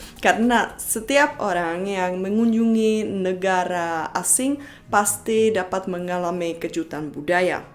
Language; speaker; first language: Indonesian; non-native, fluent; Czech